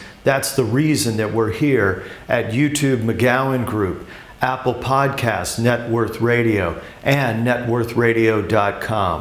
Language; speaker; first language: English; native; English